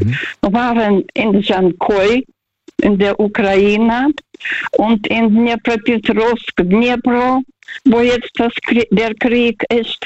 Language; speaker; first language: German; early bilingual, heritage; Russian